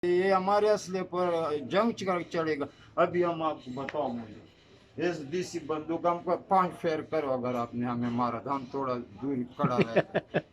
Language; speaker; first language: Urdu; non-native, local second language; Pashto